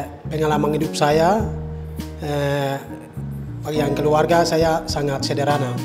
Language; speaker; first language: Indonesian; non-native, local second language; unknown